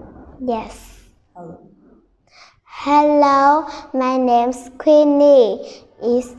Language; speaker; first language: English; non-native, learner; Vietnamese